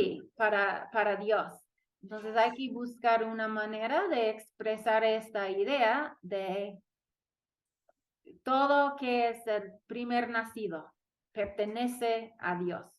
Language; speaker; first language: Spanish; non-native, fluent; English